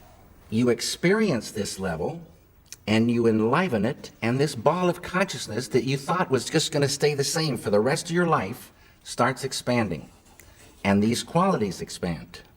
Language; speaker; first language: English; native; English